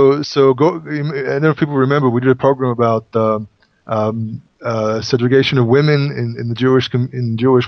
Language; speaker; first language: English; non-native, fluent; Hebrew